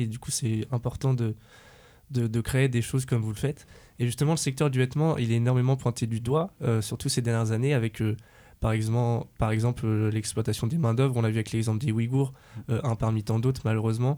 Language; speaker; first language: French; native; French